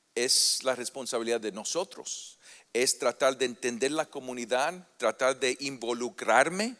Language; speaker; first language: Spanish; early bilingual, heritage; Spanish